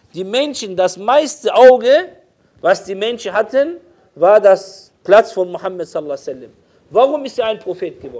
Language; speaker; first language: German; non-native, fluent; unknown